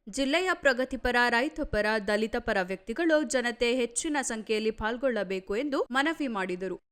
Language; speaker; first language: Kannada; native; Kannada